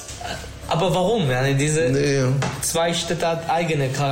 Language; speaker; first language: German; non-native, learner; Turkish